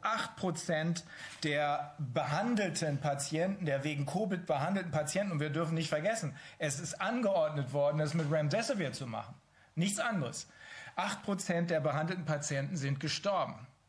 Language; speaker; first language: German; native; German